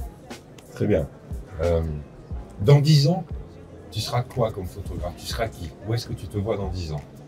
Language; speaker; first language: French; native; French